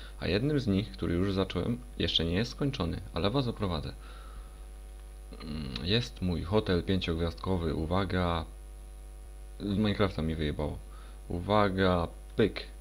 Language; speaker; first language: Polish; native; Polish